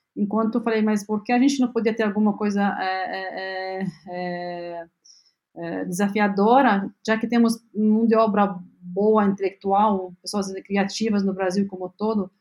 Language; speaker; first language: Portuguese; non-native, fluent; Arabic